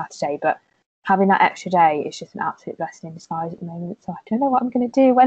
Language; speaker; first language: English; native; English